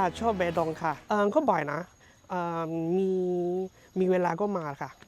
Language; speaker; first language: Thai; non-native, learner; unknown